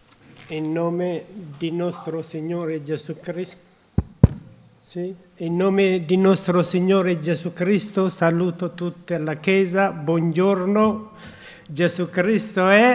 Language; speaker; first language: Italian; non-native, learner; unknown